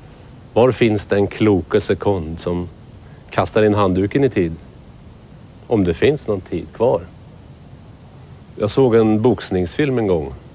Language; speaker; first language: Swedish; native; Swedish